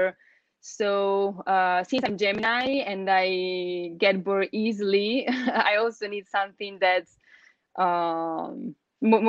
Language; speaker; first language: English; non-native, fluent; Italian